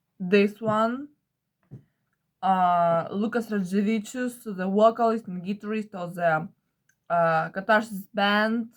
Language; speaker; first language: English; non-native, learner; Ukrainian